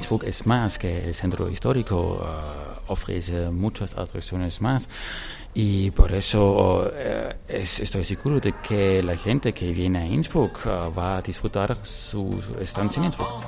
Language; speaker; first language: Spanish; non-native, fluent; German